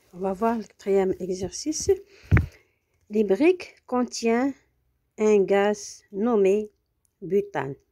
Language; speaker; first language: French; non-native, local second language; Arabic